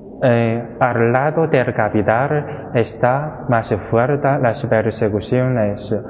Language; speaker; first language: Spanish; non-native, fluent; Chinese